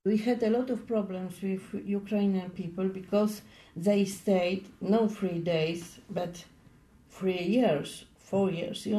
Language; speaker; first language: English; non-native, learner; Polish